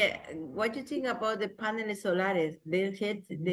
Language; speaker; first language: English; non-native, learner; Spanish